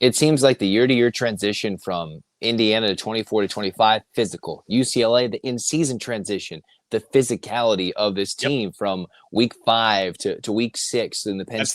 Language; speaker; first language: English; native; English